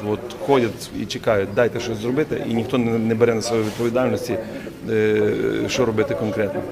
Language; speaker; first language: Ukrainian; native; Ukrainian